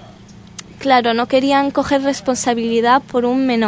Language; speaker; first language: Spanish; early bilingual, heritage; Spanish